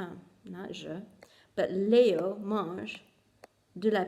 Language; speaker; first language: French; non-native, fluent; English